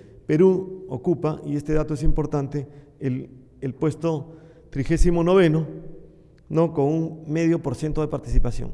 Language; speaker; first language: Spanish; native; Spanish